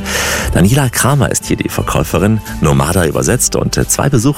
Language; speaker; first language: German; native; German